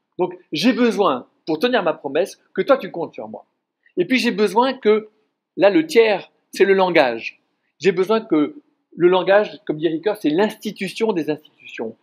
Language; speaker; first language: French; native; French